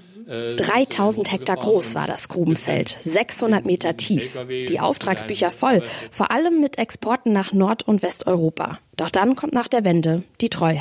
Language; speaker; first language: German; native; German